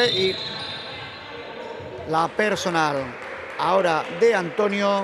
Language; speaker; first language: Spanish; native; Spanish